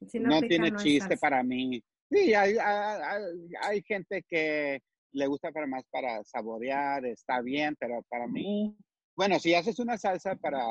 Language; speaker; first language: Spanish; early bilingual, heritage; Spanish